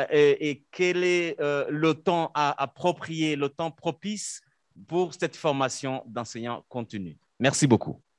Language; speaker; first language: French; non-native, local second language; Kinyarwanda